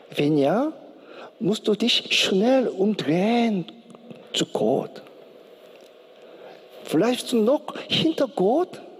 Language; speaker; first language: German; non-native, learner; Korean